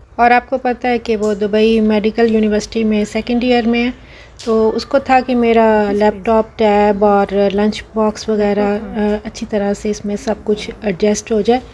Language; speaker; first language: Urdu; non-native, local second language; Punjabi